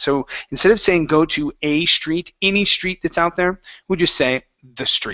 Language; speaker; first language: English; native; English